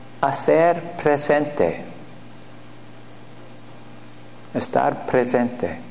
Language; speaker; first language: Spanish; non-native, fluent; English